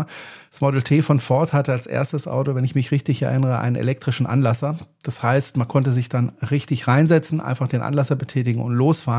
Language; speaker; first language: German; native; German